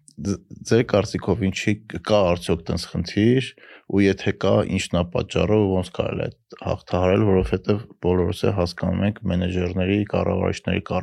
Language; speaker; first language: Armenian; native; Armenian